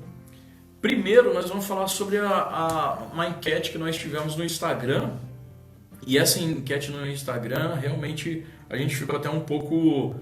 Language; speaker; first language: Portuguese; native; Portuguese